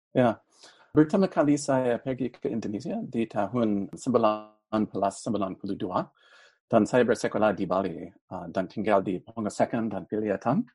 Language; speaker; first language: Indonesian; non-native, fluent; English